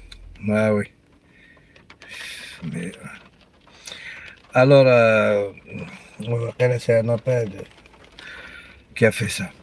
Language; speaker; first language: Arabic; non-native, local second language; Kabyle